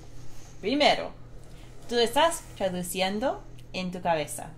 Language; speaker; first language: Spanish; non-native, fluent; English